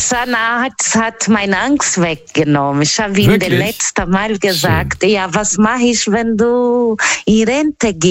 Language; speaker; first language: German; non-native, learner; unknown